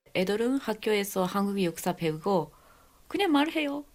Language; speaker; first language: Korean; non-native, learner; Japanese